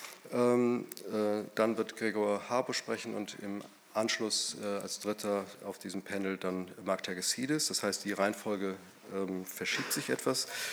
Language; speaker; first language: German; native; German